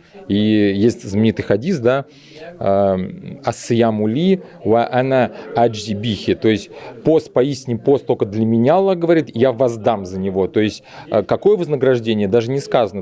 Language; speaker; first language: Russian; native; Russian